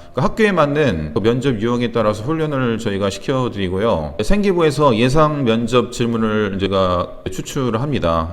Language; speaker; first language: Korean; native; Korean